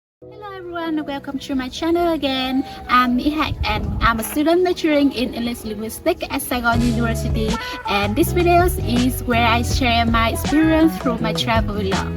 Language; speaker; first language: English; non-native, fluent; Vietnamese